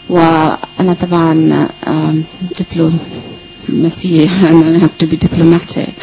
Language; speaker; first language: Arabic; non-native, learner; English